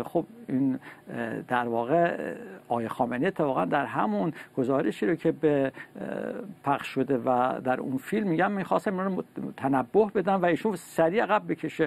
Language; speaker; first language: Persian; native; Persian